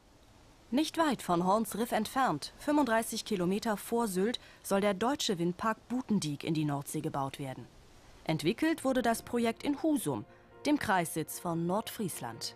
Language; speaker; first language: German; native; German